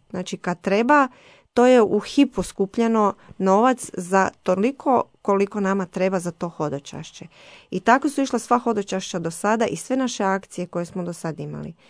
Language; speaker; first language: Croatian; native; Croatian